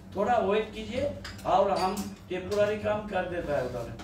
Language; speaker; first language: Hindi; non-native, local second language; Bangla